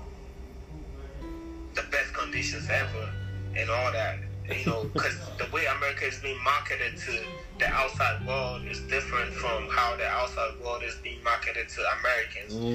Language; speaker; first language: English; non-native, local second language; Akan